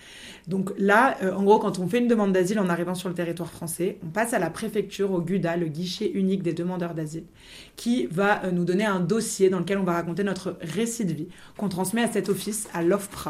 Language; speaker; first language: French; native; French